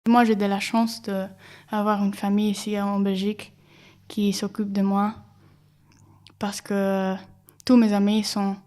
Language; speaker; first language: French; non-native, fluent; Spanish